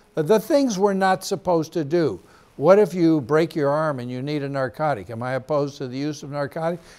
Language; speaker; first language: English; native; English